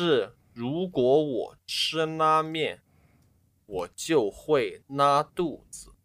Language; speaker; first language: Chinese; non-native, learner; English